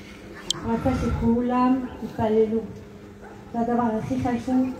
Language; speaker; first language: Hebrew; non-native, fluent; French